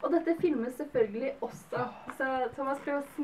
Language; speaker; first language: Norwegian; native; Norwegian